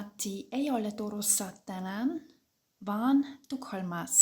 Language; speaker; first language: Finnish; non-native, fluent; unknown